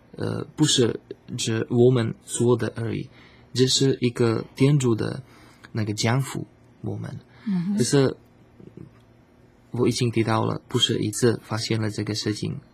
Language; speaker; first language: Chinese; non-native, learner; Slovak